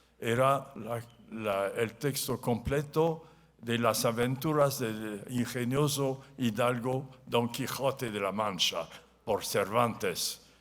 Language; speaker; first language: Spanish; non-native, learner; French